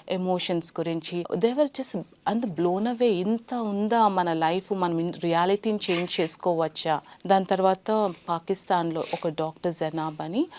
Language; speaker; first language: Telugu; native; Telugu